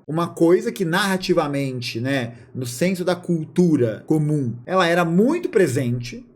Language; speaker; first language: Portuguese; native; Portuguese